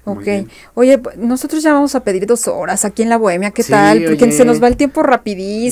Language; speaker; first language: Spanish; native; Spanish